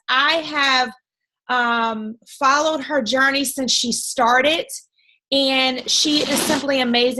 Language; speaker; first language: English; native; English